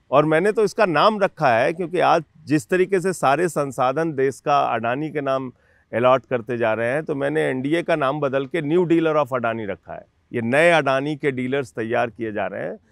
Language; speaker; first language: Hindi; native; Hindi